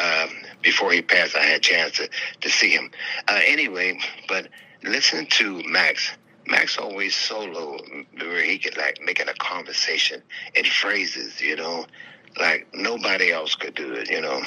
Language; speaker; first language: English; native; English